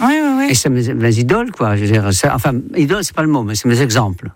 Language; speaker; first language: French; non-native, fluent; Dutch